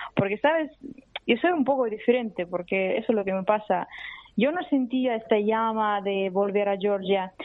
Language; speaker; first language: Spanish; non-native, fluent; Russian